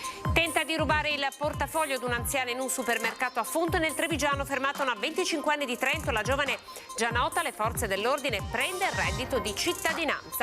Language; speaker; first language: Italian; native; Italian